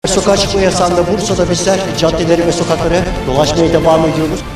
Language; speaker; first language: Turkish; native; Turkish